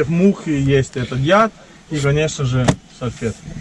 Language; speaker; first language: Russian; non-native, learner; Estonian